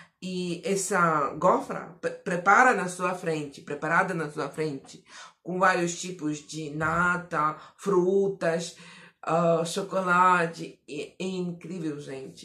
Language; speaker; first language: Portuguese; non-native, fluent; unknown